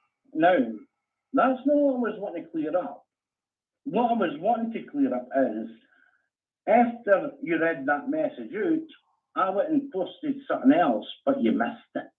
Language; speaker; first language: English; native; English